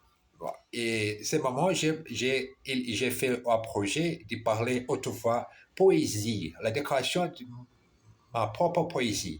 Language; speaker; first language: French; non-native, learner; Portuguese